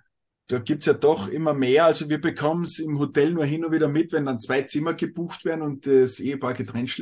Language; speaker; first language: German; native; German